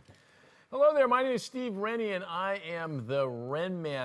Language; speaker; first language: English; native; English